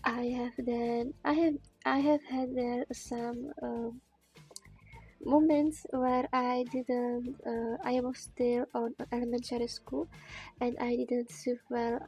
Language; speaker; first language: English; non-native, learner; Czech